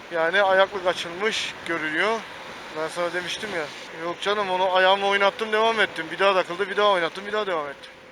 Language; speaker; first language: Turkish; native; Turkish